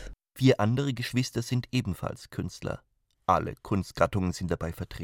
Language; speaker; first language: German; native; German